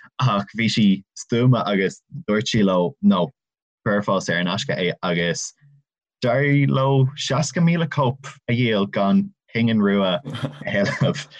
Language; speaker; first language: Irish; non-native, local second language; English